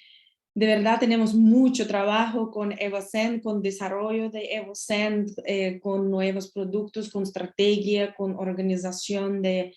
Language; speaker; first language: Spanish; non-native, learner; Russian